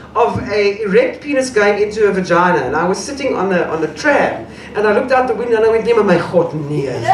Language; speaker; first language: English; native; English